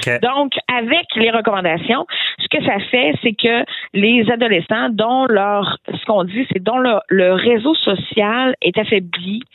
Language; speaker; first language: French; native; French